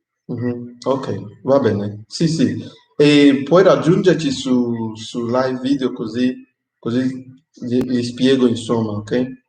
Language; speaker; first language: Italian; non-native, fluent; English